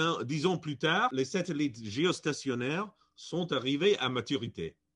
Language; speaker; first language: French; non-native, fluent; English